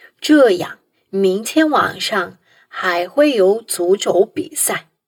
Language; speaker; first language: Chinese; non-native, fluent; Portuguese